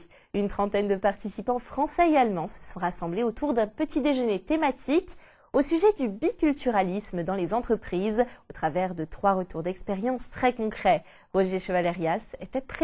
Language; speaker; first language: French; native; French